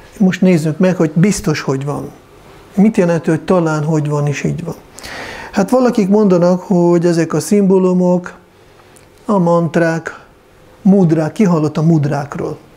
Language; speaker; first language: Hungarian; non-native, fluent; Russian